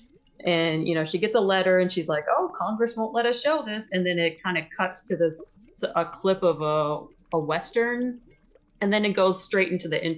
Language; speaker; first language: English; native; English